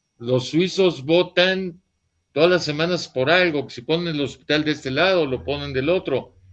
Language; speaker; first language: Spanish; native; Spanish